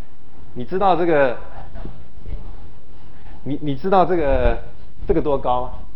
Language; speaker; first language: Chinese; native; Chinese